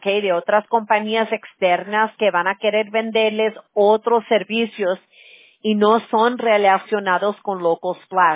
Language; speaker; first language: Spanish; early bilingual, heritage; English